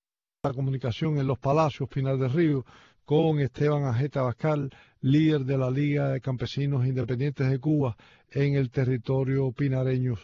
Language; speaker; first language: Spanish; native; Spanish